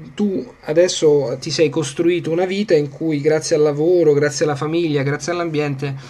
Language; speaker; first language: Italian; native; Italian